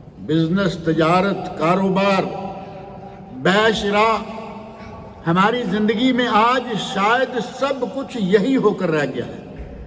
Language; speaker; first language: Urdu; native; Urdu